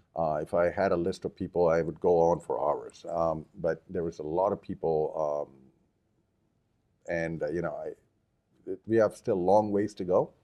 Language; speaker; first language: English; early bilingual, other home language; Japanese